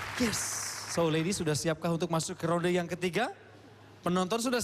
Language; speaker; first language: Indonesian; native; Indonesian